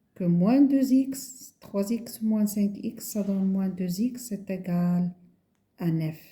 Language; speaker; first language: French; non-native, local second language; Arabic